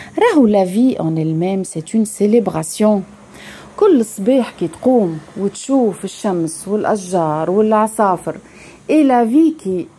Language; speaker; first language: French; non-native, local second language; Arabic